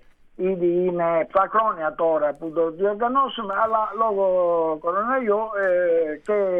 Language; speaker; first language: Greek; non-native, learner; Italian